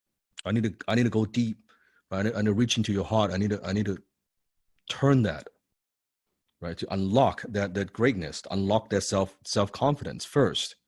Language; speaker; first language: English; non-native, fluent; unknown